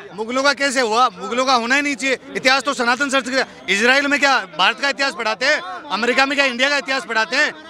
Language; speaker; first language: Hindi; native; Hindi